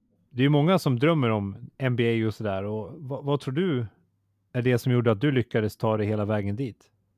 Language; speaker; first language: Swedish; native; Swedish